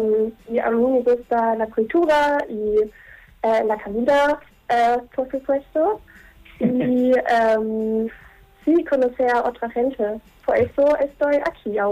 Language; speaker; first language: Spanish; non-native, learner; German